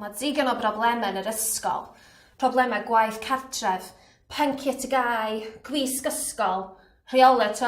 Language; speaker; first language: Welsh; non-native, learner; English